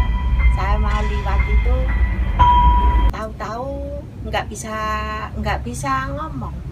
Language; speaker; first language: Indonesian; non-native, local second language; Javanese